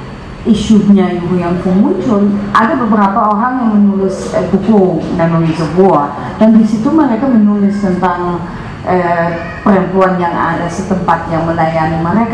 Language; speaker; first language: Indonesian; non-native, fluent; Dutch